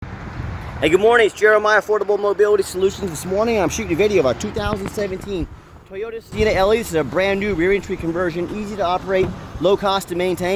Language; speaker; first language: English; native; English